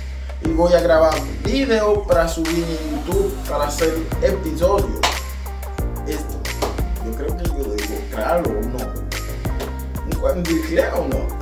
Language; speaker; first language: Spanish; non-native, learner; Haitian Creole